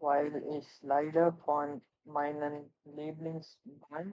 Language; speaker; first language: German; non-native, learner; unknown